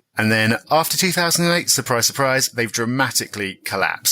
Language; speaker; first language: English; native; English